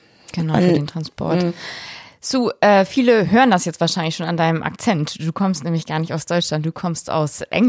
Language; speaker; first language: German; native; German